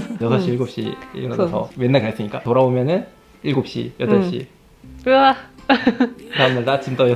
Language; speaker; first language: Korean; native; Korean